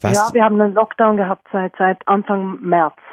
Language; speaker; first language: German; non-native, fluent; Norwegian